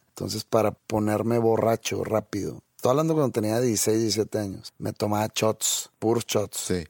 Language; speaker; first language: Spanish; native; Spanish